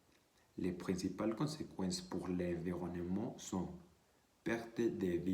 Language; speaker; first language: French; non-native, learner; Spanish